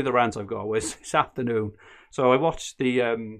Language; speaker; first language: English; native; English